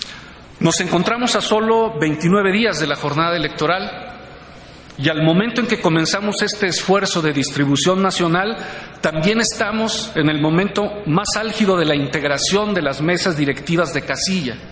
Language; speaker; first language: Spanish; native; Spanish